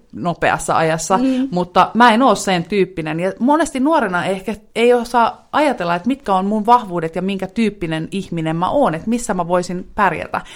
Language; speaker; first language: Finnish; native; Finnish